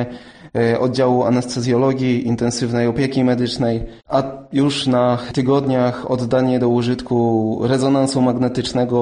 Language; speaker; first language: Polish; native; Polish